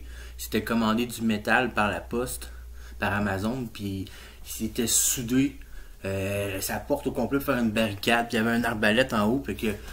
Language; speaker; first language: French; native; French